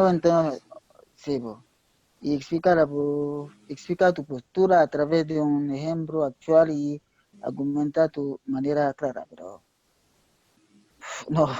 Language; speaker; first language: Spanish; non-native, learner; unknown